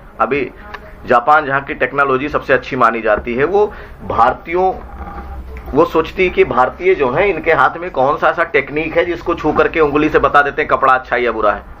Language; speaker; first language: Hindi; native; Hindi